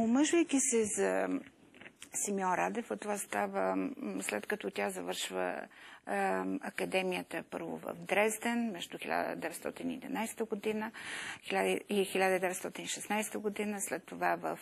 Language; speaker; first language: Bulgarian; native; Bulgarian